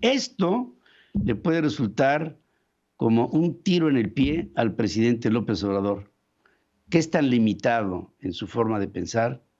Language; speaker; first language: Spanish; native; Spanish